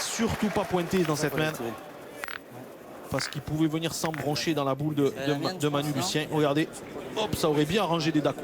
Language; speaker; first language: French; native; French